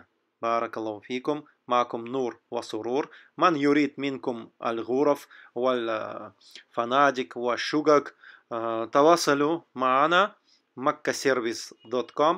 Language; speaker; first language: Arabic; non-native, learner; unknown